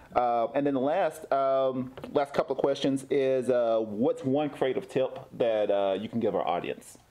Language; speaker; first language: English; native; English